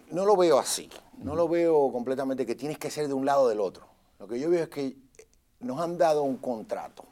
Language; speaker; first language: Spanish; native; Spanish